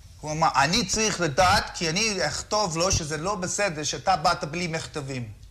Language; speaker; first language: Hebrew; non-native, fluent; English